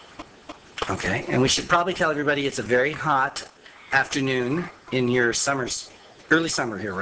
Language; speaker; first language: English; native; English